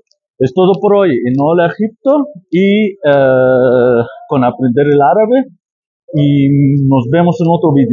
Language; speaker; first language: Spanish; non-native, fluent; Arabic